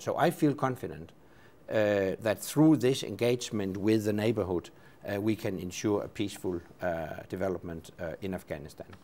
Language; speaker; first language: English; non-native, fluent; Danish